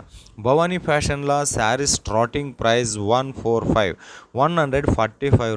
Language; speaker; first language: Tamil; non-native, local second language; Kannada